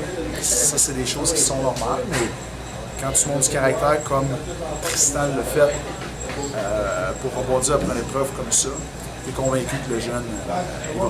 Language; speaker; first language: French; native; French